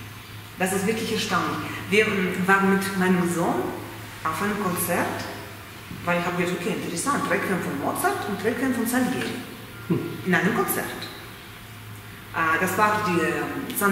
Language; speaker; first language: German; non-native, fluent; Russian